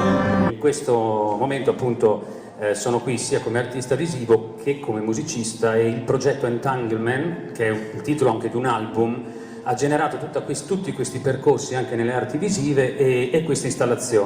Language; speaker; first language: Italian; native; Italian